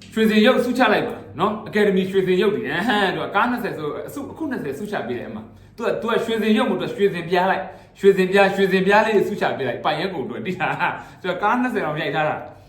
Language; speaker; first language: Burmese; native; Burmese